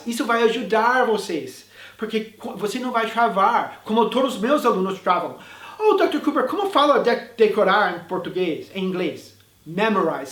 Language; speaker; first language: Portuguese; non-native, fluent; English